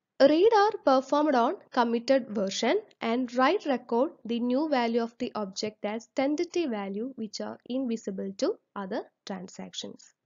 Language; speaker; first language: English; non-native, local second language; Malayalam